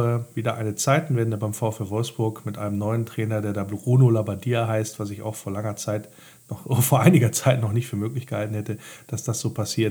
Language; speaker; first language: German; native; German